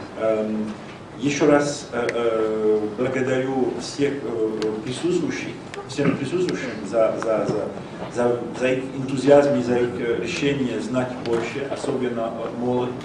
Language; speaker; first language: Russian; non-native, fluent; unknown